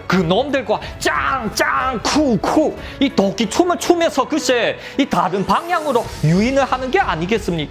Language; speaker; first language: Korean; native; Korean